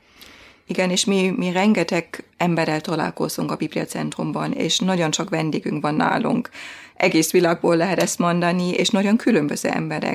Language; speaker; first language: Hungarian; non-native, fluent; German